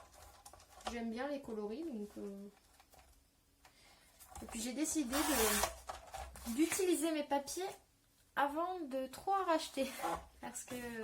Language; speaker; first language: French; native; French